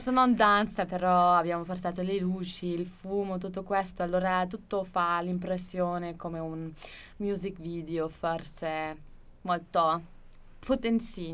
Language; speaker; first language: Italian; non-native, fluent; German